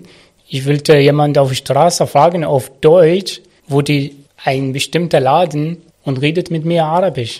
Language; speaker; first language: German; non-native, learner; Arabic